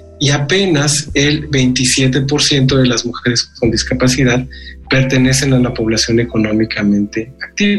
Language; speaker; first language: Spanish; native; Spanish